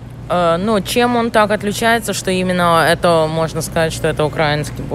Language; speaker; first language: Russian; native; Russian